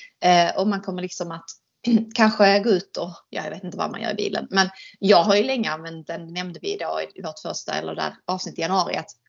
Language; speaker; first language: Swedish; native; Swedish